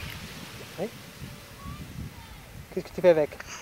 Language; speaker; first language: French; non-native, fluent; English